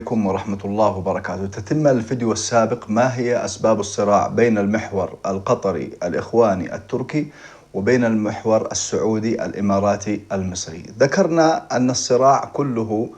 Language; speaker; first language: Arabic; native; Arabic